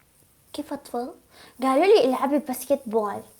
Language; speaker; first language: Arabic; non-native, learner; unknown